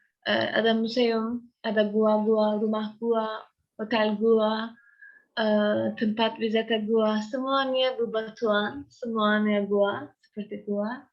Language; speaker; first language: Indonesian; non-native, learner; Turkish